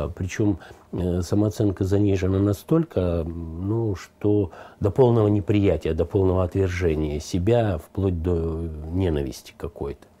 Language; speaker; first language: Russian; native; Russian